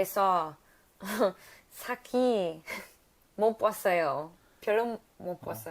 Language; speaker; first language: Korean; non-native, learner; English